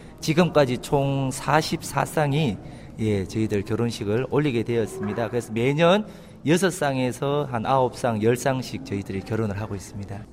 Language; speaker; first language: Korean; native; Korean